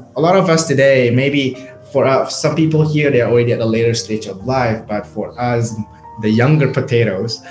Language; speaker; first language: English; non-native, fluent; Indonesian